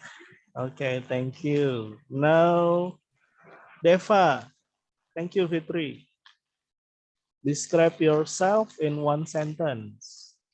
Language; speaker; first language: English; non-native, fluent; Indonesian